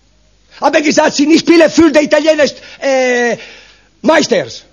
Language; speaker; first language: German; non-native, learner; Italian